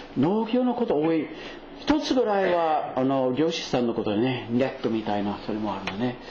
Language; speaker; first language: Japanese; non-native, fluent; English